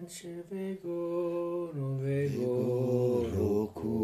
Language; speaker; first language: Polish; non-native, learner; French